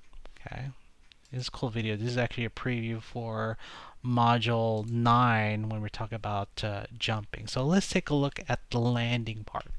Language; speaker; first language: English; native; English